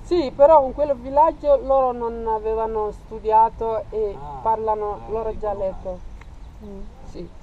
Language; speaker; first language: Italian; non-native, fluent; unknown